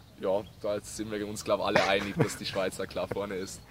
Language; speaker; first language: German; native; German